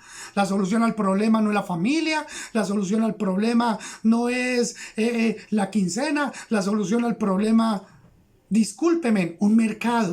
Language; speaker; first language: Spanish; native; Spanish